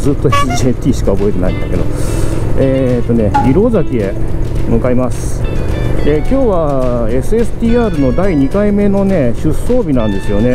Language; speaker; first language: Japanese; native; Japanese